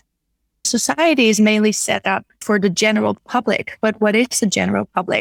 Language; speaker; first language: English; non-native, fluent; Dutch